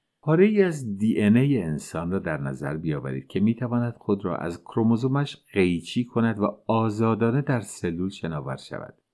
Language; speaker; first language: Persian; native; Persian